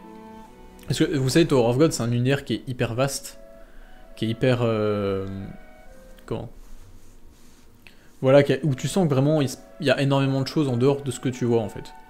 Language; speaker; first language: French; native; French